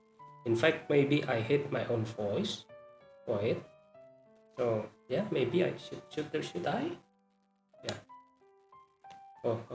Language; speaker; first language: English; non-native, learner; Indonesian